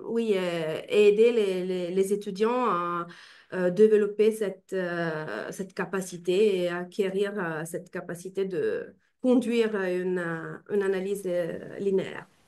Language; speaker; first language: French; non-native, fluent; Italian